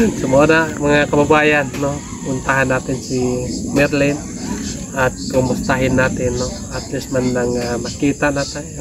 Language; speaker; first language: Filipino; non-native, local second language; Cebuano